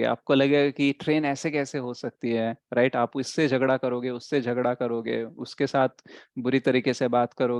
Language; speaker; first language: Hindi; native; Hindi